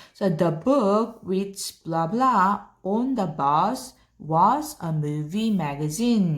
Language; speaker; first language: English; non-native, fluent; Korean